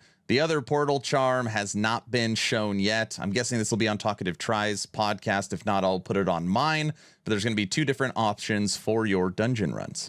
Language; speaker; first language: English; native; English